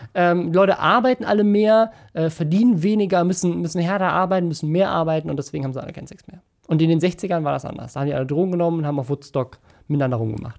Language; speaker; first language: German; native; German